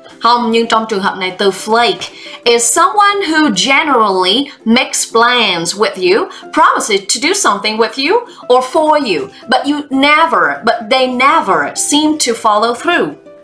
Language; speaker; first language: English; non-native, fluent; Vietnamese